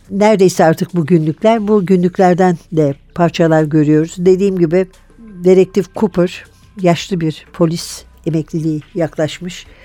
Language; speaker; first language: Turkish; native; Turkish